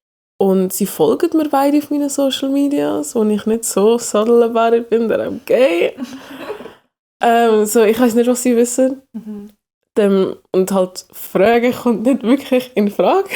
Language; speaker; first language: German; early bilingual, other home language; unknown